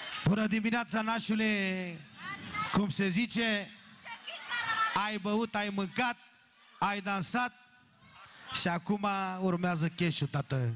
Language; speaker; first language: Romanian; non-native, local second language; Turkish